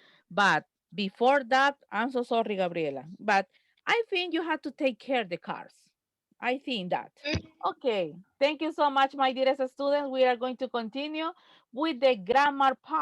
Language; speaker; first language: English; non-native, fluent; Spanish